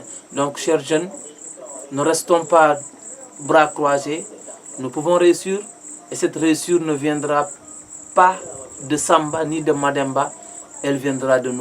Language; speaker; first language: French; non-native, local second language; Mandingo